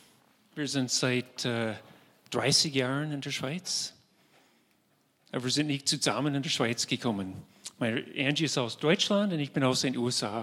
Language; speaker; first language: German; non-native, fluent; English